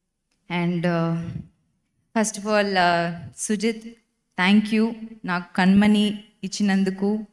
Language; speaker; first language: Telugu; non-native, learner; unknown